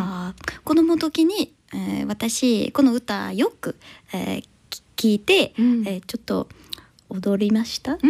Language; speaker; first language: Japanese; non-native, learner; English